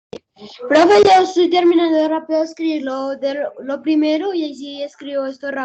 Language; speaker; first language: Spanish; native; Spanish